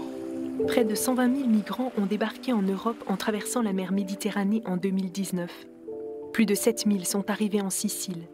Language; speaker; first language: French; native; French